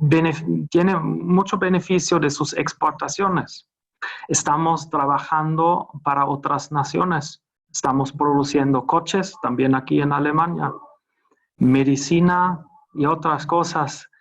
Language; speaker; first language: Spanish; non-native, fluent; German